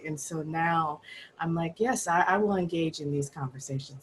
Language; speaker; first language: English; native; English